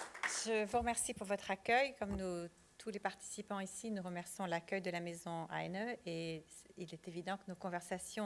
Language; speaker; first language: French; native; French